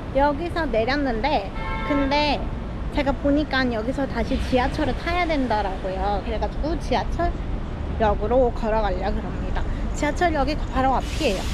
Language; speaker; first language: Korean; non-native, fluent; Urdu